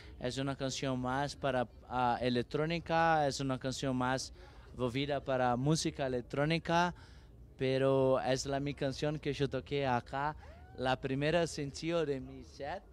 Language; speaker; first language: Spanish; non-native, learner; Portuguese